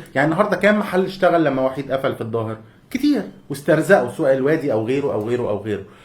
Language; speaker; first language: Arabic; native; Arabic